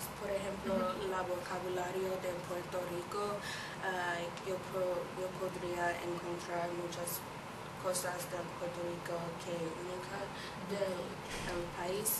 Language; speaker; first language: Spanish; non-native, learner; English